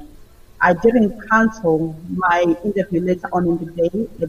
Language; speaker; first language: English; non-native, local second language; Shona